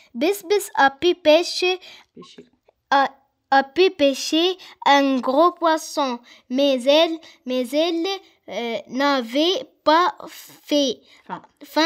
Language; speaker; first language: French; non-native, learner; Arabic